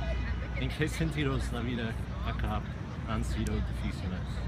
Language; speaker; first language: Spanish; non-native, fluent; English